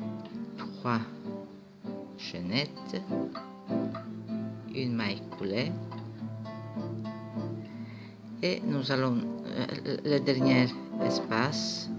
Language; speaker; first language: French; non-native, fluent; Greek